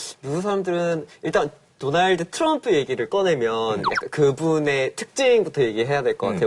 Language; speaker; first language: Korean; non-native, fluent; English